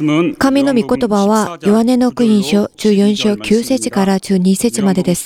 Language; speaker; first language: Japanese; non-native, learner; Korean